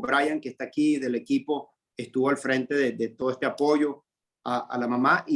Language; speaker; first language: Spanish; native; Spanish